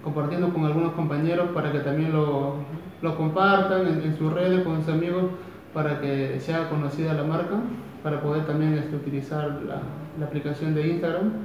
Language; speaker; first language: Spanish; native; Spanish